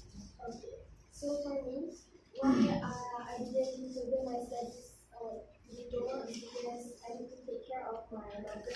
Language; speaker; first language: English; non-native, local second language; Malay